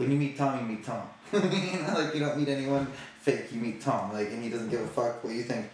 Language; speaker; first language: English; native; English